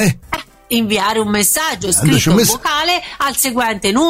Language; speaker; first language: Italian; native; Italian